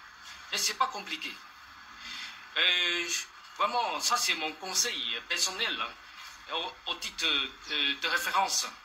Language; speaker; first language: French; non-native, fluent; Chinese